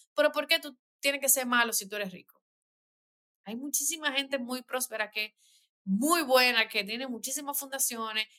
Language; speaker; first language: Spanish; native; Spanish